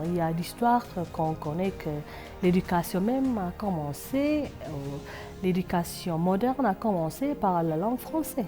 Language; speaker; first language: French; non-native, fluent; Amharic